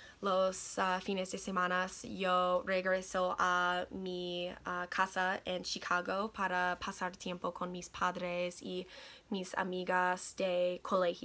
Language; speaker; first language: Spanish; non-native, learner; English